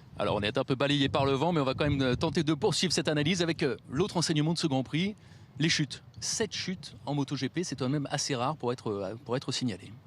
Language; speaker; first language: French; native; French